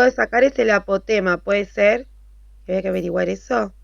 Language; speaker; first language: Spanish; native; Spanish